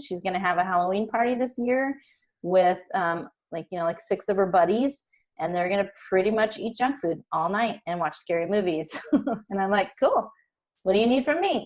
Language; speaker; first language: English; native; English